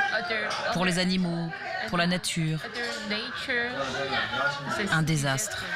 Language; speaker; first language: French; non-native, learner; Korean